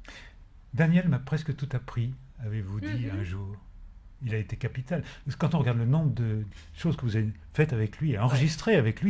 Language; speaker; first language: French; native; French